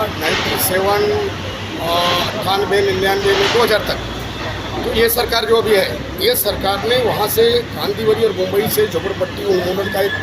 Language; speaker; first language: Hindi; native; Hindi